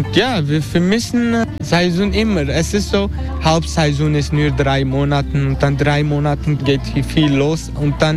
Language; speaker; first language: German; non-native, fluent; Turkish